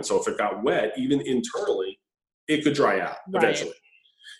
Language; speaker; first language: English; native; English